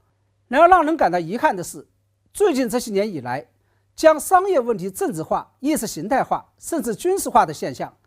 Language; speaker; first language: Chinese; native; Chinese